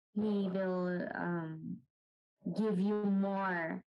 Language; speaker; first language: English; non-native, local second language; Urdu